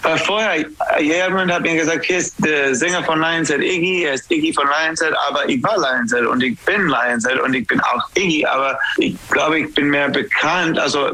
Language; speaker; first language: German; non-native, learner; English